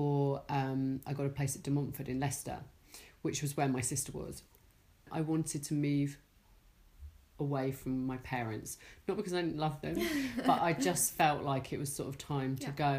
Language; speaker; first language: English; native; English